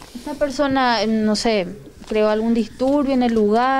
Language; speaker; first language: Spanish; native; Spanish